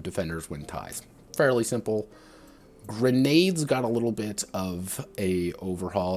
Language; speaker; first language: English; native; English